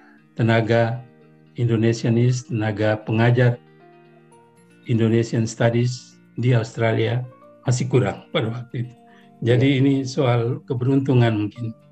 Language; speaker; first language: Indonesian; non-native, local second language; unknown